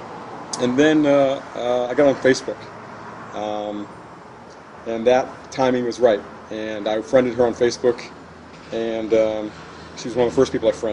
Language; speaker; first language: English; native; English